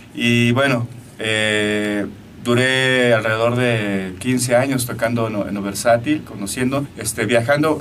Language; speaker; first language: Spanish; native; Spanish